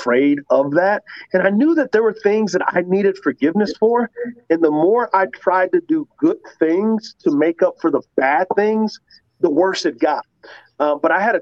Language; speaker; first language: English; native; English